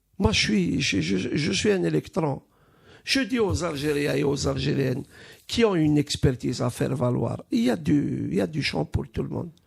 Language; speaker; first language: French; non-native, local second language; Arabic